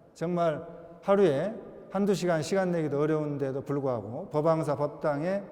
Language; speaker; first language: Korean; native; Korean